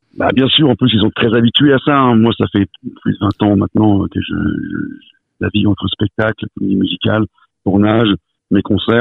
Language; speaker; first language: French; native; French